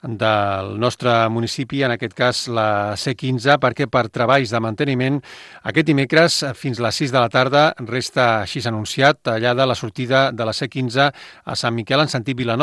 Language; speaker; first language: Catalan; native; Catalan